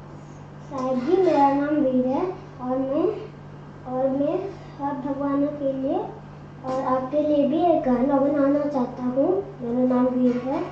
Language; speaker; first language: Hindi; non-native, local second language; Gujarati